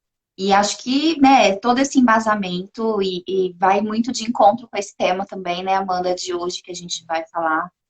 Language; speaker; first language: Portuguese; native; Portuguese